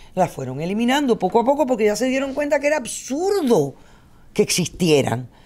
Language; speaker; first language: Spanish; early bilingual, heritage; Spanish